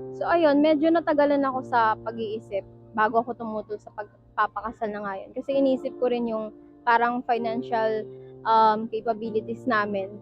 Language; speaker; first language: Filipino; native; Filipino